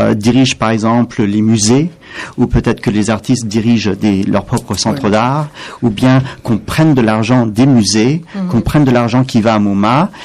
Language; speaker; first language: French; non-native, fluent; English